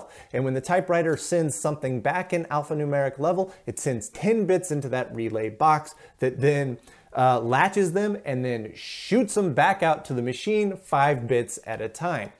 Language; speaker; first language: English; native; English